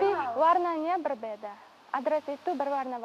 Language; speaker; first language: Indonesian; non-native, learner; Uzbek